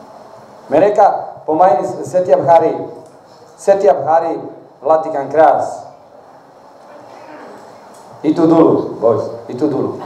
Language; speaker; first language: Indonesian; non-native, learner; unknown